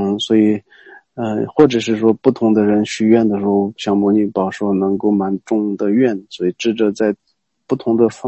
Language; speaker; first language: Chinese; non-native, local second language; Tibetan